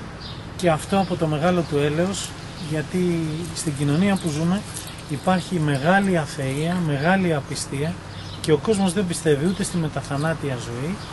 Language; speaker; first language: Greek; native; Greek